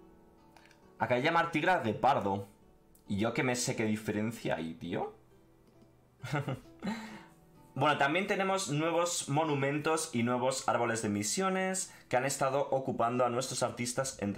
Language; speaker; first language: Spanish; native; Spanish